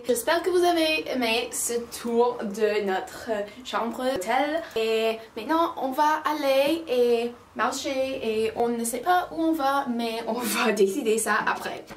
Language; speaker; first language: French; non-native, learner; English